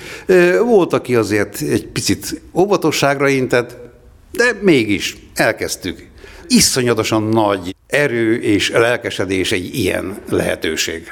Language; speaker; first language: Hungarian; native; Hungarian